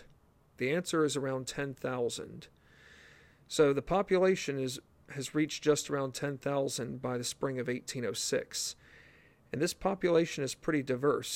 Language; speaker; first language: English; native; English